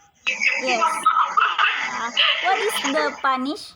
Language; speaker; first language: English; non-native, learner; Indonesian